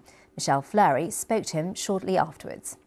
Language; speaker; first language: English; native; English